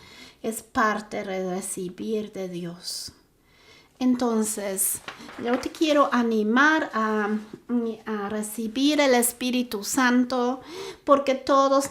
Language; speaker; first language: Spanish; non-native, fluent; German